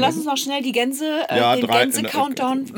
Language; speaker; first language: German; native; German